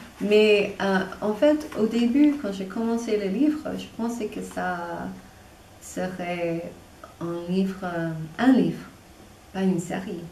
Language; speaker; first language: French; non-native, fluent; English